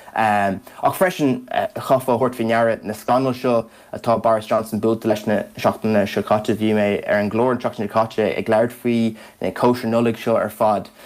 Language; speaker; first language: Irish; native; Irish